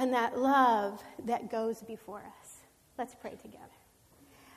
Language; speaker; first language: English; native; English